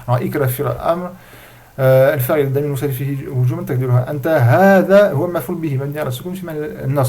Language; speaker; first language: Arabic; non-native, fluent; French